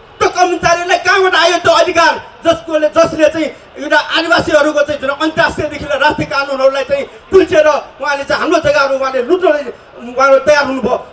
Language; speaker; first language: Nepali; non-native, local second language; Newari